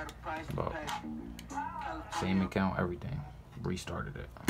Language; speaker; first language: English; native; English